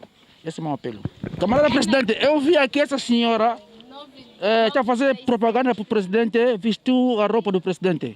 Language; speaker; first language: Portuguese; native; Portuguese